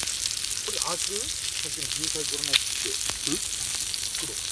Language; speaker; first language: Japanese; native; Japanese